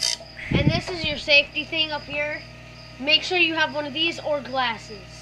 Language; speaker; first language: English; native; English